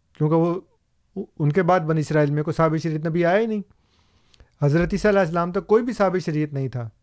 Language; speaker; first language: Urdu; native; Urdu